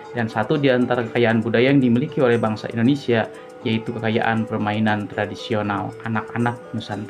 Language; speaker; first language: Indonesian; non-native, local second language; Sundanese